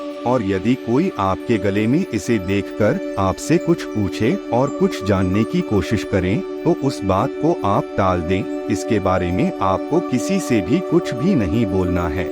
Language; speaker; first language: Hindi; native; Hindi